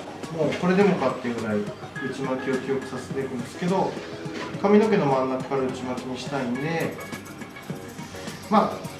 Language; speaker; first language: Japanese; native; Japanese